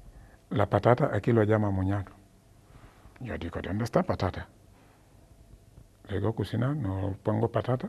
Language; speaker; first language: Spanish; non-native, learner; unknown